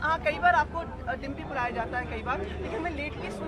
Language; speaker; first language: Hindi; native; Hindi